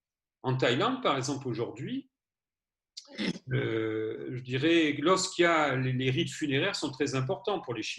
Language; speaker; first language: French; native; French